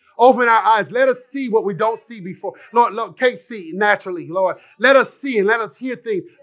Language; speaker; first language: English; native; English